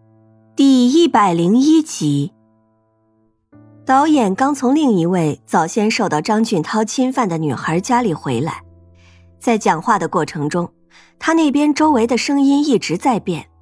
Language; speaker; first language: Chinese; native; Chinese